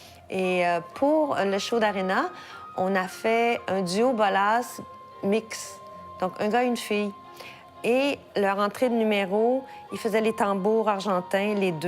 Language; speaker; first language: French; native; French